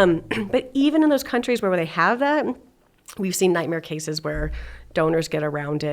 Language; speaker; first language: English; native; English